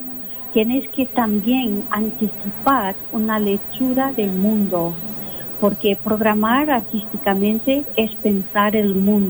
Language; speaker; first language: Spanish; non-native, local second language; Portuguese